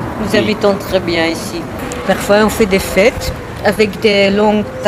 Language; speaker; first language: French; non-native, local second language; Dutch